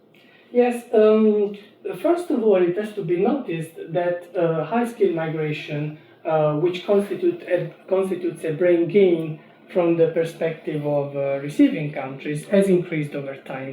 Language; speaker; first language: English; non-native, fluent; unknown